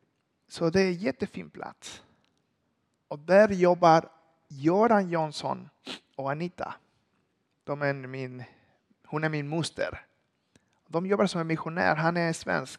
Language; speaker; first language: Swedish; non-native, learner; Spanish